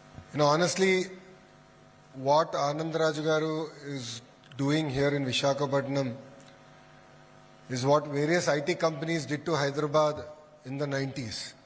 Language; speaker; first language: English; non-native, local second language; Telugu